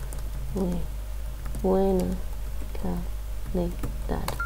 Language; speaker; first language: Spanish; non-native, learner; English